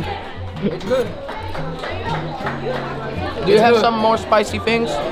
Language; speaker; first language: English; non-native, learner; Portuguese